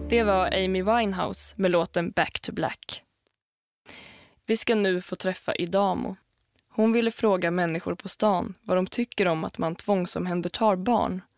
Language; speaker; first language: Swedish; native; Swedish